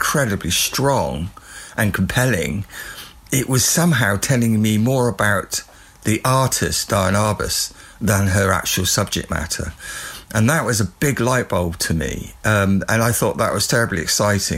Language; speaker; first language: English; native; English